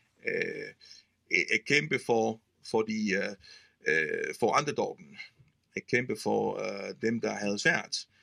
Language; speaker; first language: Danish; non-native, fluent; Italian